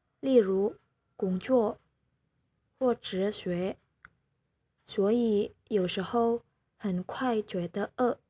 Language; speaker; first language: Chinese; non-native, learner; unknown